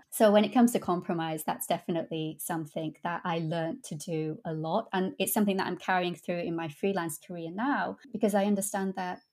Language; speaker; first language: English; native; English